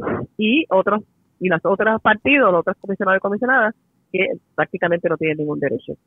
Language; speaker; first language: Spanish; native; Spanish